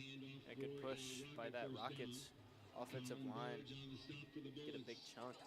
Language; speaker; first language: English; native; English